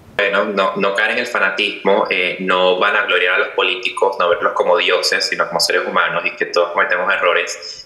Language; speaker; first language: Spanish; native; Spanish